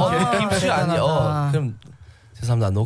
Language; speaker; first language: Korean; non-native, learner; English